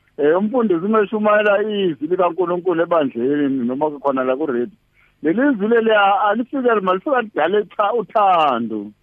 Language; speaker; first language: Zulu; non-native, local second language; Swati